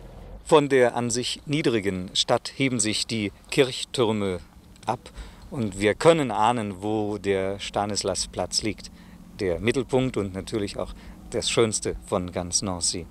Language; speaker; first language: German; native; German